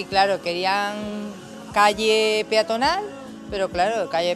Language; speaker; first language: Spanish; native; Spanish